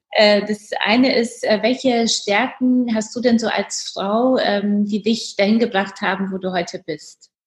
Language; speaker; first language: German; non-native, fluent; Polish